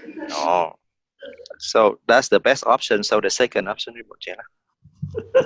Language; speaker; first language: English; non-native, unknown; Vietnamese